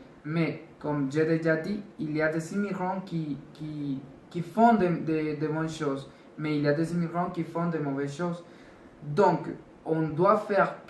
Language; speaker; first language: French; non-native, learner; Spanish